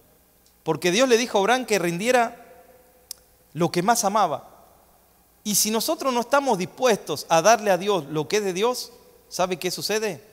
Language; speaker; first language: Spanish; native; Spanish